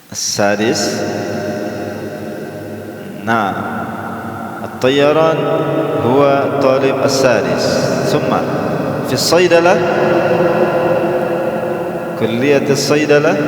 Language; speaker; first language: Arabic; non-native, fluent; Indonesian